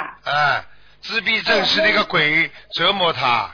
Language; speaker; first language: Chinese; native; Chinese